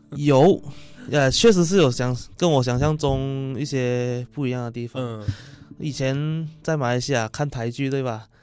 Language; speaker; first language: Chinese; native; Chinese